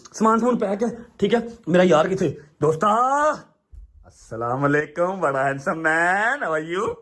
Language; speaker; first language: Urdu; non-native, local second language; Punjabi